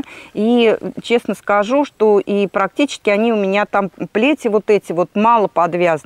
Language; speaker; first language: Russian; native; Russian